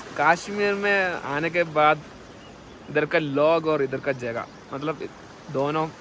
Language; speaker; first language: Hindi; non-native, local second language; Malayalam